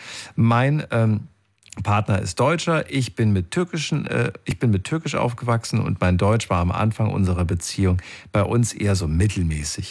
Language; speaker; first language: German; native; German